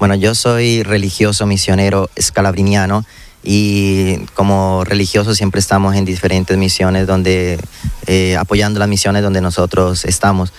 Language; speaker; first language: Spanish; native; Spanish